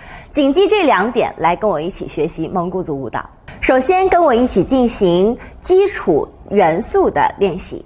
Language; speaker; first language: Chinese; native; Chinese